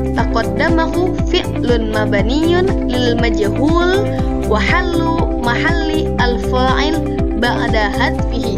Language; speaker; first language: Arabic; non-native, learner; Indonesian